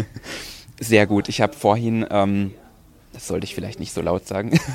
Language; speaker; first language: German; native; German